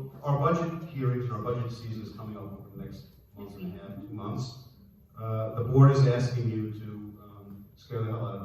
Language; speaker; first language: English; native; English